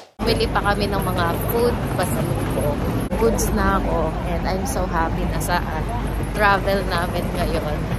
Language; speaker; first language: Filipino; native; Filipino